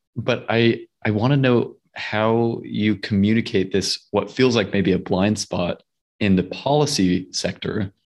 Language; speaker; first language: English; native; English